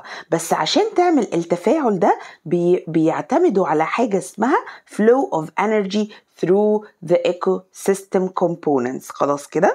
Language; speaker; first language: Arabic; native; Arabic